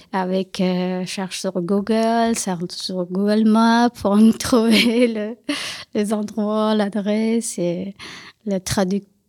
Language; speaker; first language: French; non-native, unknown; Persian